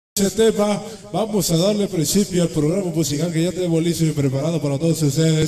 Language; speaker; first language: Spanish; native; Spanish